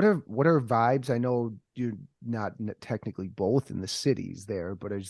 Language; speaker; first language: English; native; English